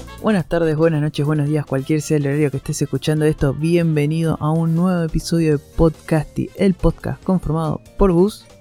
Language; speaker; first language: Spanish; native; Spanish